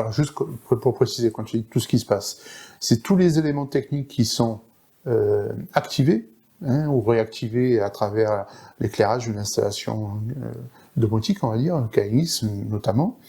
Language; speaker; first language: French; native; French